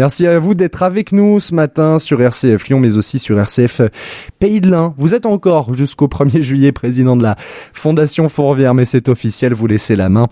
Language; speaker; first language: French; native; French